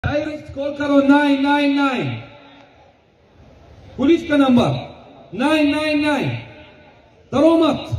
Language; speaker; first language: Hindi; non-native, learner; Arabic